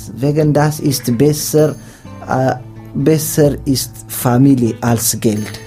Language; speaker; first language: German; non-native, learner; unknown